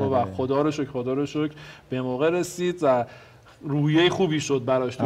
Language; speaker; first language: Persian; native; Persian